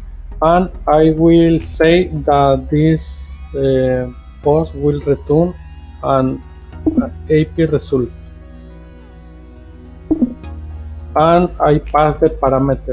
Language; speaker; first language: English; non-native, fluent; Spanish